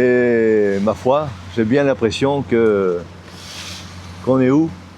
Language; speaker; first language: French; native; French